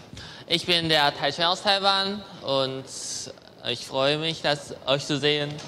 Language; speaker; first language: German; non-native, learner; Chinese